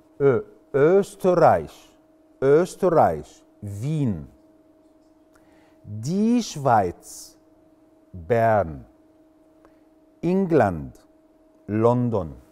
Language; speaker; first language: German; non-native, fluent; Arabic